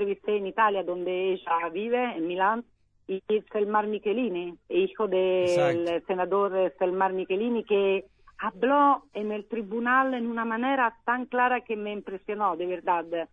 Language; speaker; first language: Spanish; non-native, learner; Italian